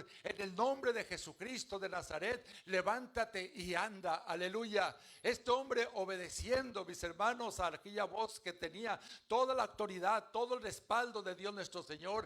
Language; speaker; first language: Spanish; native; Spanish